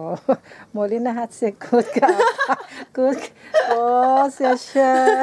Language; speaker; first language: German; non-native, learner; Thai